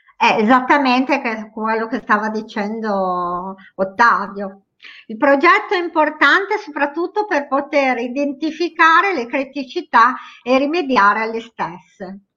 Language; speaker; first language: Italian; native; Italian